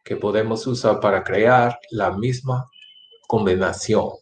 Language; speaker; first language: Spanish; non-native, fluent; English